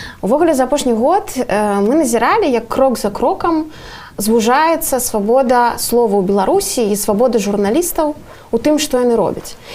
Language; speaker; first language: Belarusian; non-native, local second language; Russian